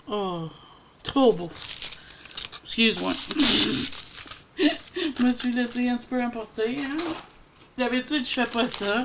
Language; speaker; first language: French; native; French